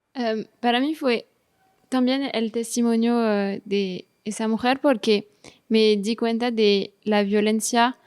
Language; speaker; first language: Spanish; non-native, fluent; French